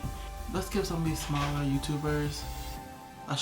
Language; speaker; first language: English; native; English